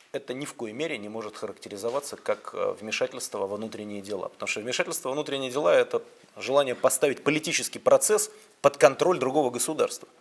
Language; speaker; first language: Russian; native; Russian